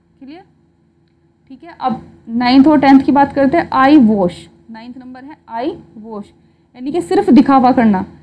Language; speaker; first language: Hindi; native; Hindi